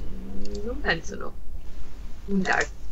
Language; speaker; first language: Italian; non-native, learner; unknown